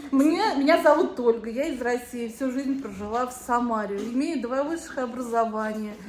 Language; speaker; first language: Russian; native; Russian